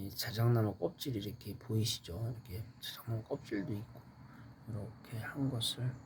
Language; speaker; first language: Korean; native; Korean